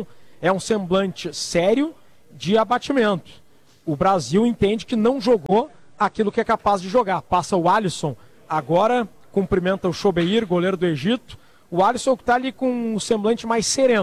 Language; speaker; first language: Portuguese; native; Portuguese